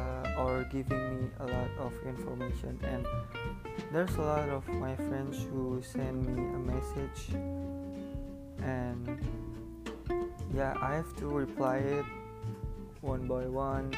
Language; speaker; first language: English; non-native, learner; Indonesian